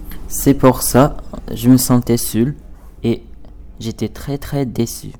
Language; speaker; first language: French; non-native, learner; Japanese